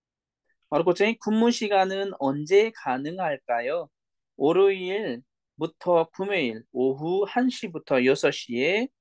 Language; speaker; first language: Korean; non-native, fluent; Nepali